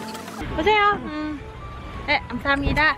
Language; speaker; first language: Korean; non-native, learner; Vietnamese